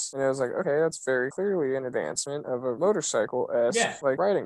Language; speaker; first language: English; native; English